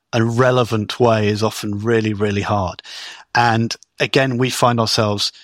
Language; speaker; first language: English; native; English